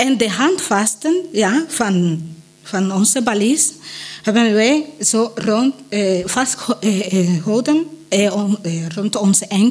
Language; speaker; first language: Dutch; non-native, learner; Spanish